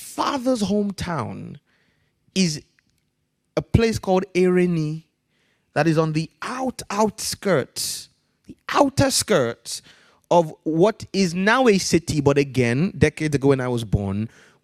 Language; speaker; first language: English; non-native, local second language; Yoruba